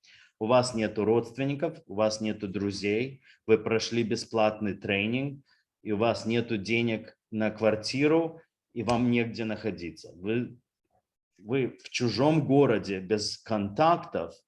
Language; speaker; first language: Russian; early bilingual, heritage; Russian